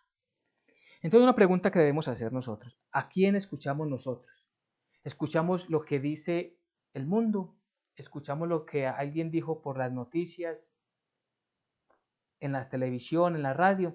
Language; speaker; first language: Spanish; native; Spanish